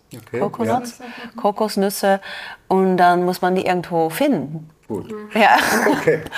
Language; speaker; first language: German; non-native, fluent; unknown